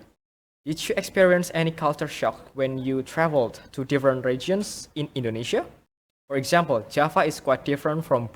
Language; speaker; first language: English; non-native, fluent; Indonesian